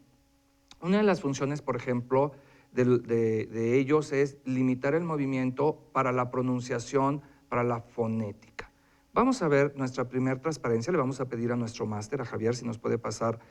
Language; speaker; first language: Spanish; native; Spanish